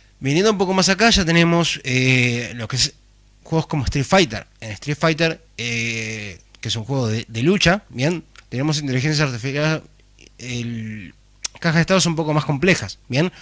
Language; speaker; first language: Spanish; native; Spanish